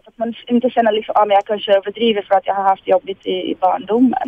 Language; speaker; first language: Swedish; non-native, fluent; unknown